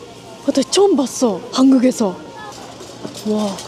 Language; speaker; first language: Korean; non-native, learner; Japanese